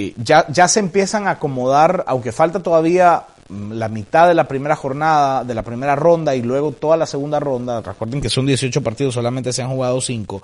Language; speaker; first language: Spanish; native; Spanish